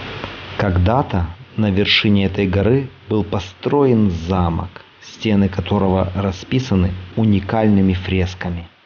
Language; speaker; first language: Russian; native; Russian